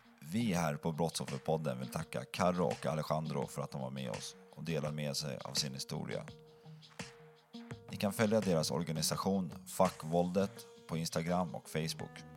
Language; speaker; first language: Swedish; native; Swedish